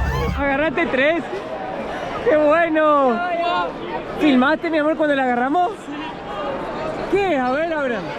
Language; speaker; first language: Spanish; native; Spanish